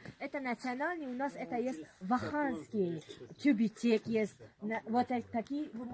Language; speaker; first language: Russian; non-native, learner; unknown